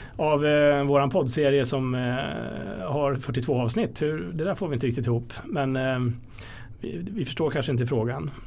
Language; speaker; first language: Swedish; native; Swedish